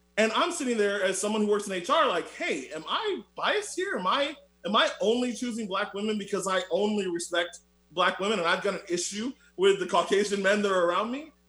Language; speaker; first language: English; native; English